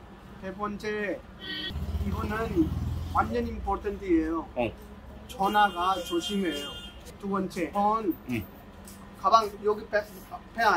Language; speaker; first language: Korean; non-native, learner; Hindi